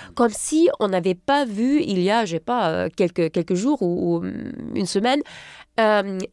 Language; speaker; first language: French; non-native, fluent; German